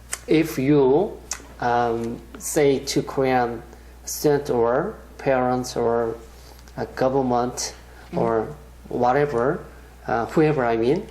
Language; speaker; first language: English; non-native, learner; Korean